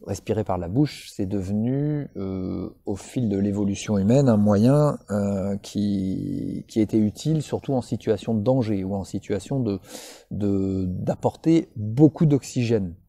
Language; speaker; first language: French; native; French